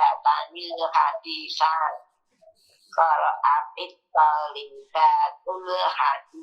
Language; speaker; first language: Arabic; non-native, learner; Indonesian